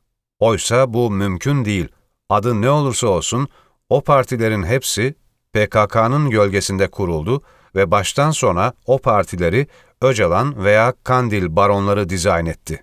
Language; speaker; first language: Turkish; native; Turkish